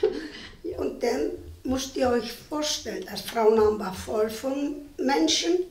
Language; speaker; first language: German; non-native, fluent; Spanish